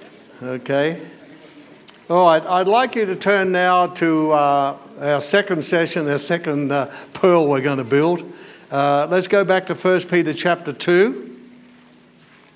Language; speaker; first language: English; native; English